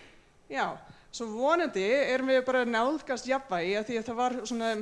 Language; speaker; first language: Icelandic; non-native, fluent; English